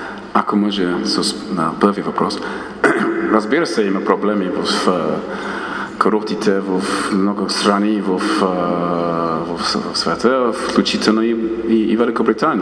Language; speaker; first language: Bulgarian; non-native, fluent; English